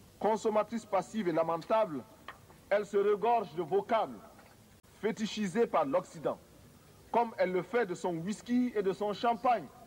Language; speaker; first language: French; non-native, local second language; Mossi